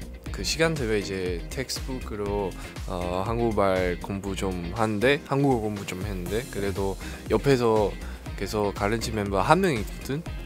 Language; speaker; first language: Korean; non-native, learner; Chinese